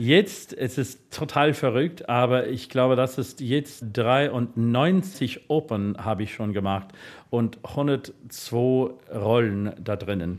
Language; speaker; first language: German; non-native, learner; English